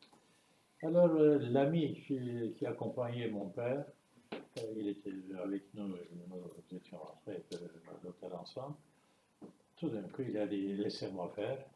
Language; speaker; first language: French; non-native, fluent; Turkish